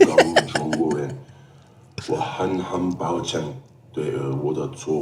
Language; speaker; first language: Chinese; non-native, learner; English